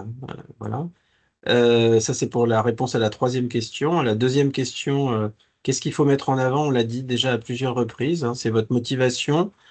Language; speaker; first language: French; native; French